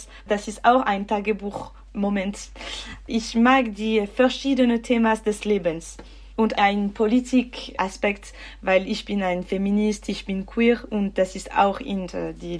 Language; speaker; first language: German; non-native, learner; French